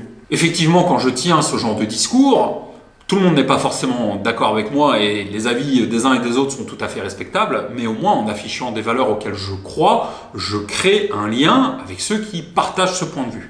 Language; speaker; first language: French; native; French